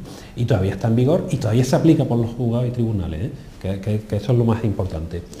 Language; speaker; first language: Spanish; native; Spanish